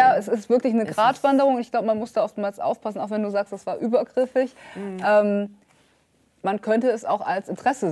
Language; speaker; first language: German; native; German